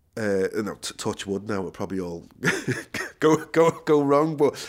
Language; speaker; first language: English; native; English